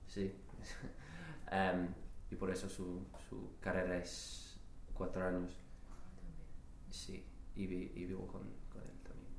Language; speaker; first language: Spanish; non-native, fluent; English